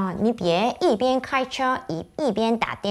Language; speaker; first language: Chinese; non-native, fluent; Korean